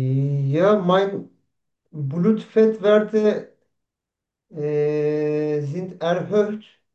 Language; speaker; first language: German; non-native, learner; Turkish